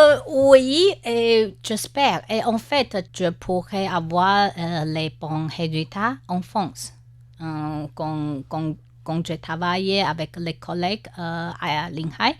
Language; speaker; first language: French; non-native, learner; Chinese